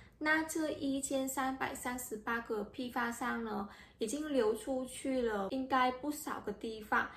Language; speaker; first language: Chinese; non-native, fluent; Vietnamese